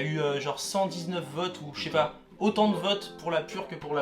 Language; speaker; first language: French; native; French